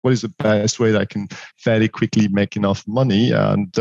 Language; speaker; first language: English; non-native, fluent; French